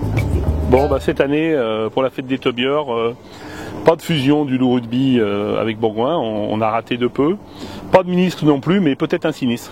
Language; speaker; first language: French; native; French